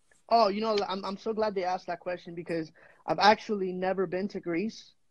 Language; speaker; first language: English; non-native, fluent; Spanish